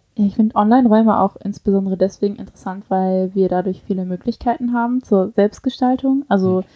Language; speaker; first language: German; early bilingual, other home language; Chinese